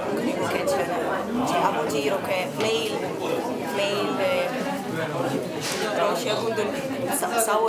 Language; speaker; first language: Korean; non-native, learner; Ukrainian